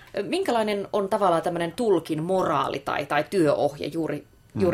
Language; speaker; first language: Finnish; native; Finnish